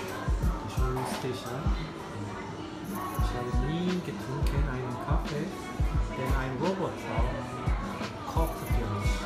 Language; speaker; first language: German; non-native, learner; Korean